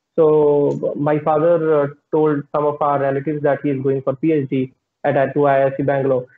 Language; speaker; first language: English; non-native, local second language; Punjabi